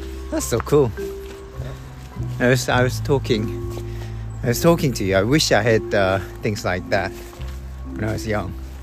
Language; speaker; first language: English; non-native, fluent; Korean